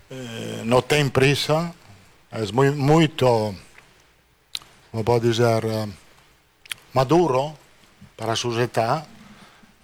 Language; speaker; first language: Portuguese; non-native, fluent; Italian